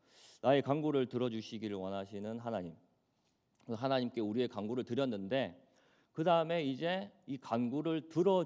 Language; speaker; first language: Korean; native; Korean